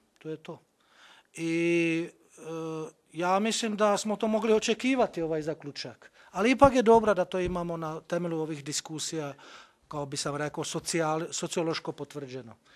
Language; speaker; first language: Bosnian; non-native, fluent; Czech